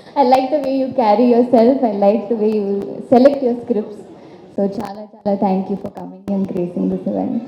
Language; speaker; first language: Telugu; non-native, fluent; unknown